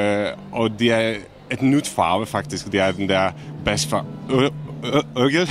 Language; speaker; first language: Danish; non-native, fluent; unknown